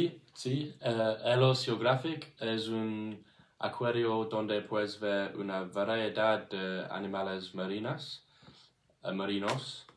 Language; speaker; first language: Spanish; non-native, learner; English